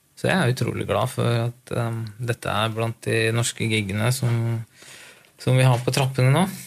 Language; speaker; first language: Norwegian; native; Norwegian